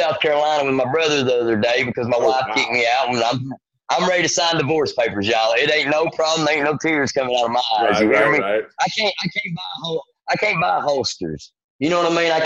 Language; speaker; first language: English; native; English